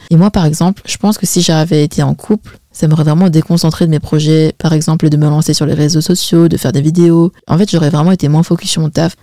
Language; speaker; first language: French; early bilingual, other home language; Chinese